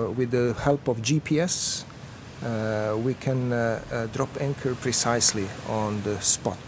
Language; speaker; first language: English; non-native, fluent; Croatian